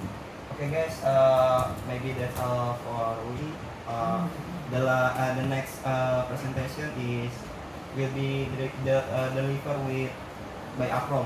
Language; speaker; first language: English; non-native, learner; Indonesian